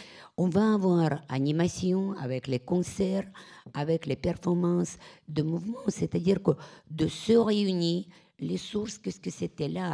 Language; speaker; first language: French; non-native, fluent; Russian